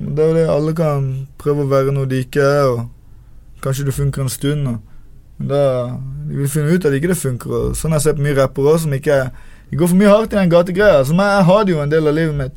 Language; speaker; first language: Norwegian; native; Norwegian